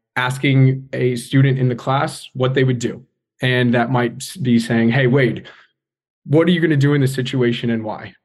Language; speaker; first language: English; native; English